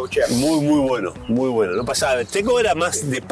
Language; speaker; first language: Portuguese; non-native, learner; Spanish